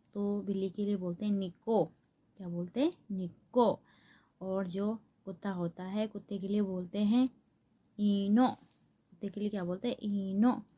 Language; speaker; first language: Hindi; native; Hindi